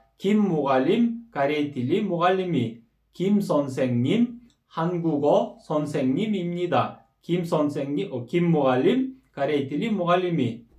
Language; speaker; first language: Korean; non-native, fluent; Kyrgyz